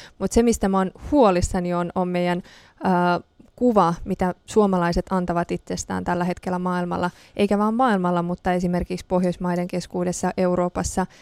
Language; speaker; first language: Finnish; early bilingual, other home language; Persian